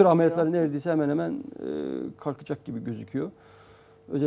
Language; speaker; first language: Turkish; native; Turkish